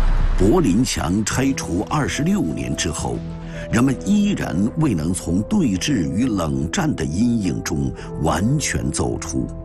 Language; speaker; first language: Chinese; native; Chinese